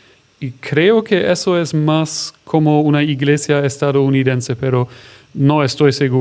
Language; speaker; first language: Spanish; non-native, fluent; German